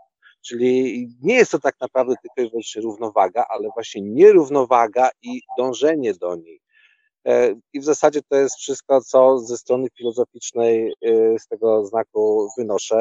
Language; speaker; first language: Polish; native; Polish